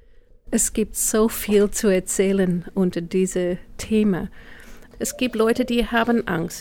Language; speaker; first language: German; non-native, fluent; English